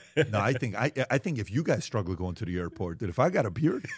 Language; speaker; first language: English; early bilingual, other home language; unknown